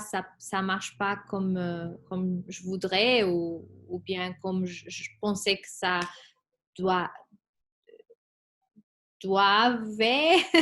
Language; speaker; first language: French; non-native, fluent; Spanish